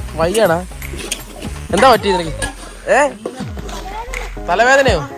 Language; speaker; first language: Malayalam; native; Malayalam